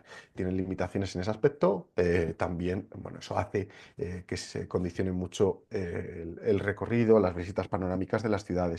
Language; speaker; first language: Spanish; native; Spanish